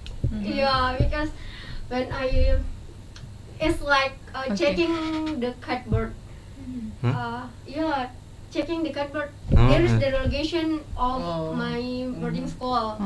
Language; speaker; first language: English; non-native, learner; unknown